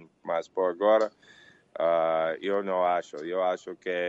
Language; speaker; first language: Portuguese; non-native, learner; English